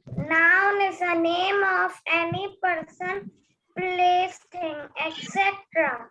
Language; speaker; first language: English; non-native, learner; Urdu